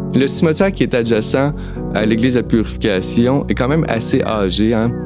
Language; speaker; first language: French; native; French